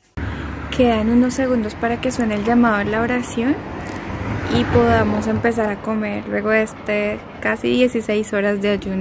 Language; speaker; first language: Spanish; native; Spanish